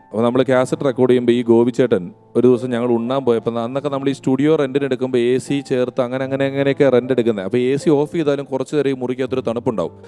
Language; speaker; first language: Malayalam; native; Malayalam